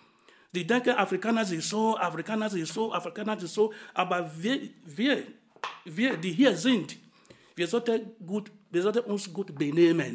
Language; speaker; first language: German; non-native, fluent; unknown